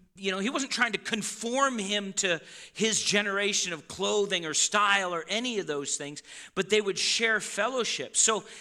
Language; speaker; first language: English; native; English